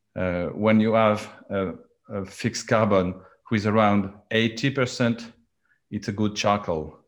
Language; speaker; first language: English; non-native, learner; French